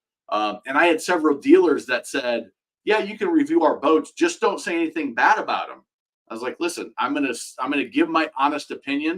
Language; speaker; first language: English; native; English